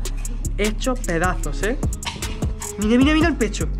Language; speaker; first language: Spanish; native; Spanish